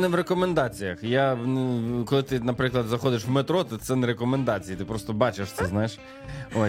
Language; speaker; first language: Ukrainian; native; Ukrainian